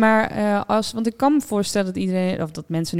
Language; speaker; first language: Dutch; native; Dutch